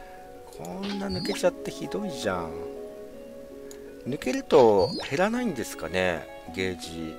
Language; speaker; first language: Japanese; native; Japanese